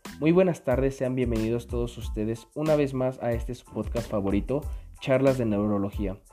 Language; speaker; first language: Spanish; native; Spanish